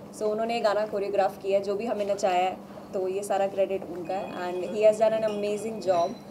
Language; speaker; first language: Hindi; non-native, local second language; Punjabi